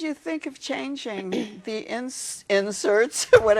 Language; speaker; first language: English; native; English